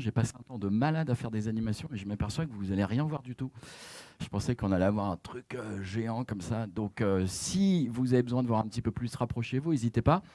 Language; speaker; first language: French; native; French